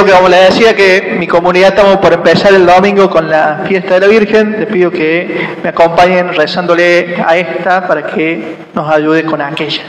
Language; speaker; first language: Spanish; native; Spanish